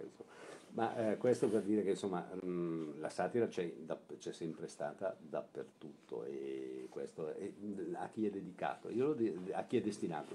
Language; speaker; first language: Italian; native; Italian